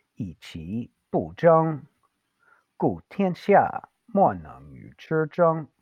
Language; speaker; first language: Chinese; non-native, learner; English